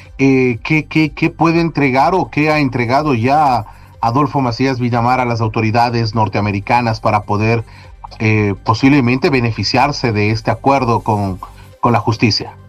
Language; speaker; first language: Spanish; native; Spanish